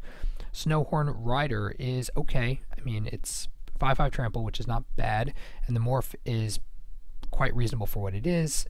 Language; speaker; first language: English; native; English